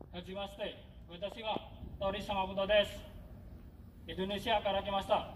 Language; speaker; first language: Japanese; non-native, learner; Indonesian